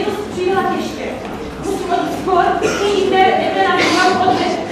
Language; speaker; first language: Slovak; non-native, learner; Czech